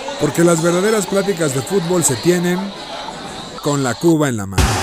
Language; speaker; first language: Spanish; native; Spanish